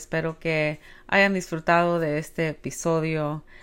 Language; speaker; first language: Spanish; early bilingual, heritage; Spanish